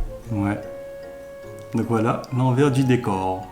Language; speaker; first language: French; native; French